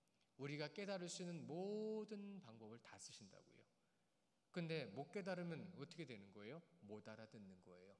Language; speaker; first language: Korean; native; Korean